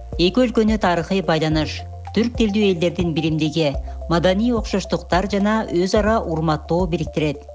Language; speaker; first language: Kyrgyz; native; Kyrgyz